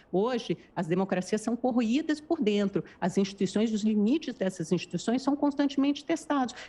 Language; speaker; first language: Portuguese; native; Portuguese